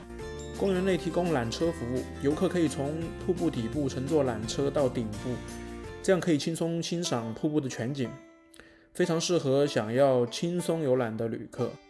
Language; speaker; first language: Chinese; native; Chinese